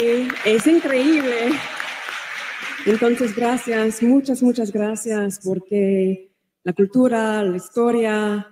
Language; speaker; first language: Spanish; non-native, learner; English